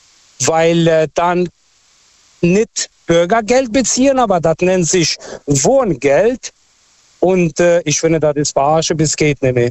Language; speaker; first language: German; non-native, fluent; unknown